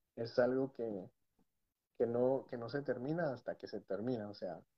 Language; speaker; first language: Spanish; native; Spanish